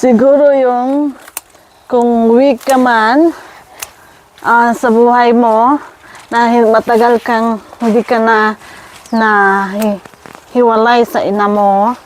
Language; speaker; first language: Filipino; native; Filipino